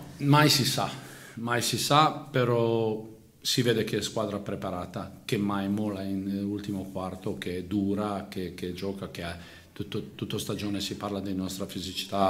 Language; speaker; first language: Italian; non-native, fluent; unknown